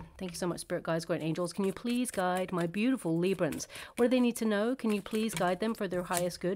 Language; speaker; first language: English; native; English